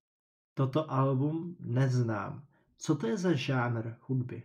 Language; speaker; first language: Czech; non-native, fluent; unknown